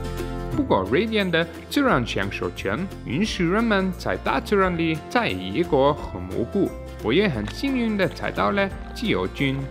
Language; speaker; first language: Chinese; native; Chinese